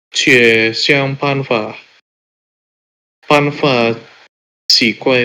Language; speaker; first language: Chinese; non-native, learner; Indonesian